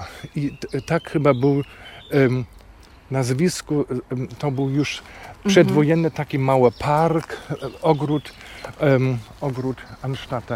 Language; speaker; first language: Polish; non-native, fluent; German